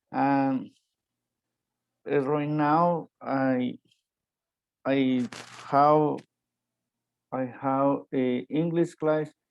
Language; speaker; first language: English; non-native, learner; Spanish